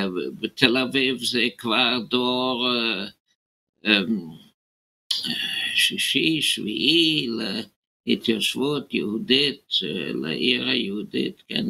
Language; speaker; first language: Hebrew; non-native, fluent; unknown